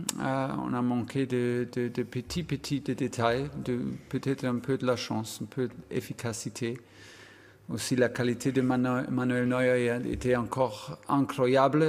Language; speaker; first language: French; non-native, learner; German